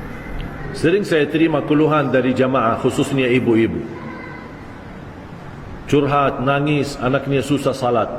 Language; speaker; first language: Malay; non-native, fluent; Arabic